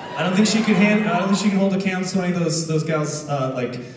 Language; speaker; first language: English; native; English